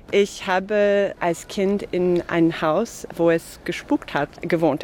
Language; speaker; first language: German; non-native, fluent; English